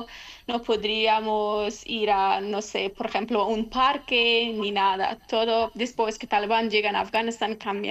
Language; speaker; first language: Spanish; non-native, learner; Persian